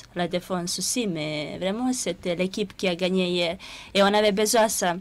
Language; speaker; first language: French; non-native, fluent; Serbian